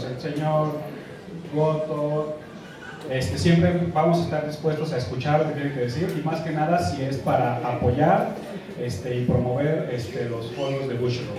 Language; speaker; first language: Spanish; native; Spanish